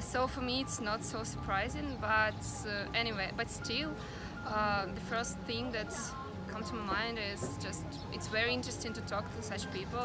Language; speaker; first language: English; non-native, fluent; Russian